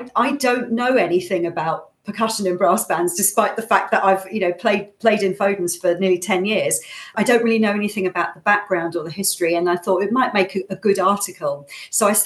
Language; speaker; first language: English; native; English